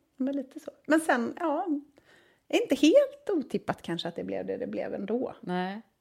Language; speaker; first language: Swedish; native; Swedish